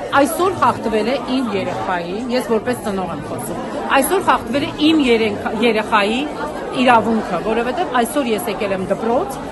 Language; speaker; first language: Armenian; native; Armenian